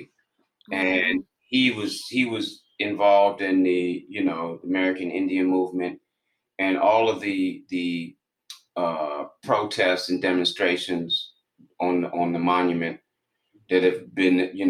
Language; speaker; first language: English; native; English